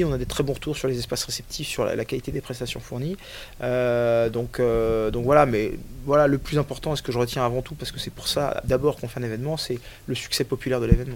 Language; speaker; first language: French; native; French